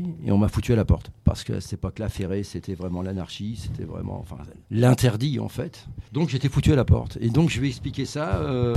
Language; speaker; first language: French; native; French